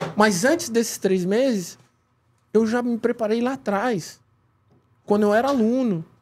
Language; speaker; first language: Portuguese; native; Portuguese